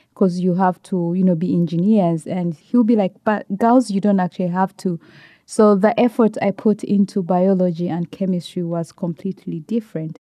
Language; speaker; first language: English; non-native, local second language; Ganda